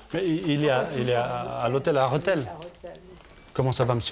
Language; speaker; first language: French; non-native, fluent; Portuguese